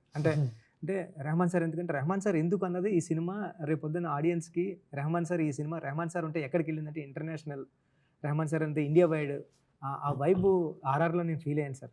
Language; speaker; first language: Telugu; native; Telugu